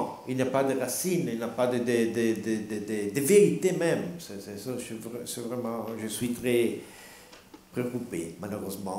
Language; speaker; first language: French; non-native, learner; Italian